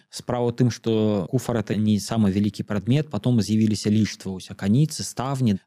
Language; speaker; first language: Belarusian; native; Belarusian